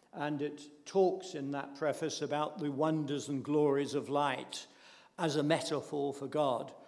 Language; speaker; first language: English; native; English